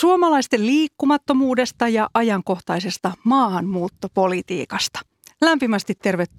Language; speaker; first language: Finnish; native; Finnish